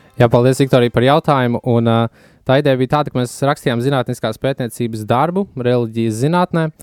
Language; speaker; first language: Latvian; native; Latvian